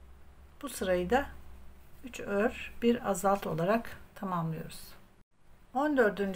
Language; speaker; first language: Turkish; native; Turkish